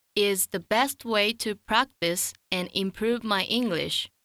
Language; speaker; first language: English; non-native, fluent; Japanese